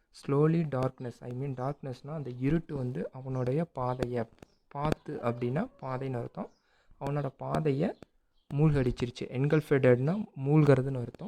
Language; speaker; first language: Tamil; native; Tamil